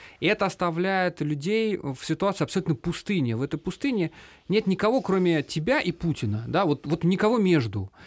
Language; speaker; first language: Russian; native; Russian